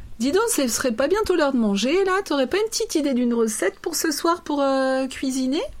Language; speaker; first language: French; native; French